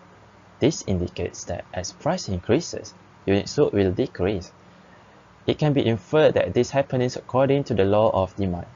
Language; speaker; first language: English; non-native, local second language; Malay